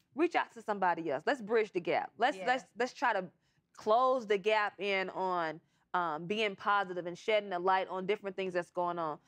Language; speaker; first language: English; native; English